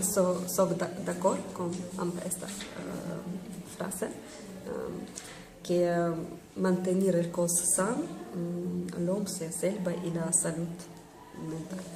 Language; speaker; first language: Catalan; non-native, learner; Estonian